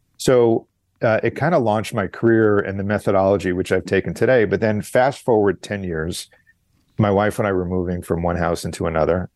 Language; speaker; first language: English; native; English